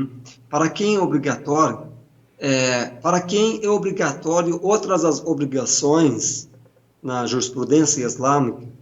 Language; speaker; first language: Portuguese; non-native, fluent; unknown